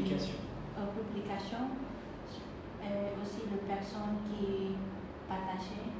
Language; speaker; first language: French; non-native, learner; Khmer